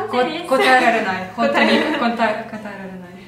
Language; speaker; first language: Japanese; non-native, fluent; Russian